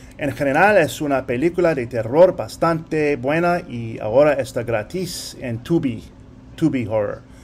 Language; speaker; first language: Spanish; early bilingual, heritage; English